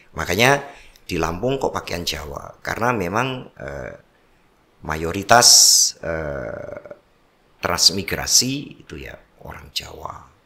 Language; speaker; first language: Indonesian; non-native, local second language; Javanese